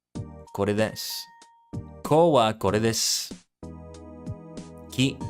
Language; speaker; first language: Japanese; non-native, learner; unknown